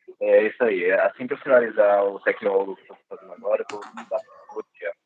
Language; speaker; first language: Portuguese; native; Portuguese